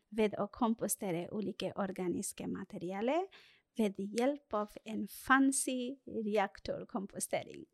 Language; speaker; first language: Norwegian; non-native, fluent; Bangla